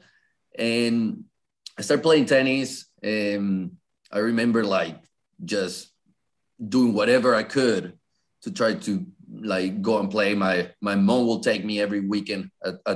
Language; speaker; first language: English; non-native, fluent; Spanish